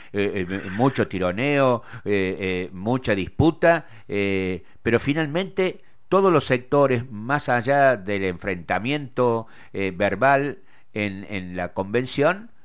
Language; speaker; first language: Spanish; native; Spanish